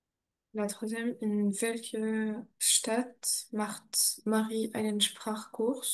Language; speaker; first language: German; non-native, learner; French